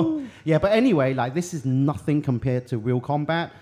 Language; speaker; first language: English; early bilingual, other home language; Cantonese